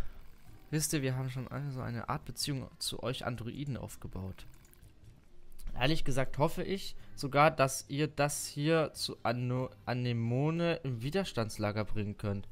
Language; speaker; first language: German; native; German